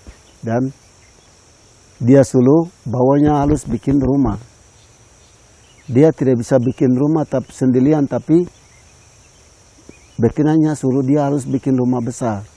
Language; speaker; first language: Indonesian; non-native, local second language; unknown